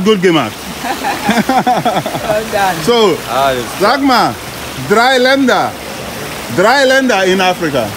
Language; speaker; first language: German; non-native, learner; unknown